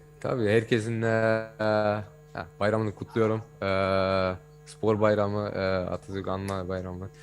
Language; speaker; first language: Turkish; early bilingual, heritage; Turkish